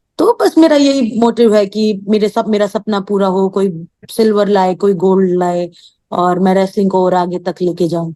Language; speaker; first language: Hindi; native; Hindi